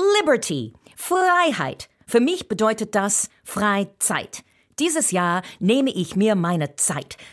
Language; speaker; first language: German; non-native, fluent; English